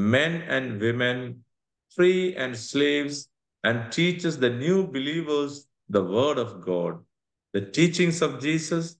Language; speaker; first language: English; non-native, local second language; Malayalam